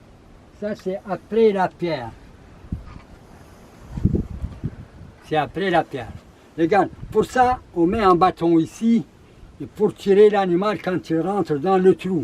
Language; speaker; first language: French; non-native, learner; Arabic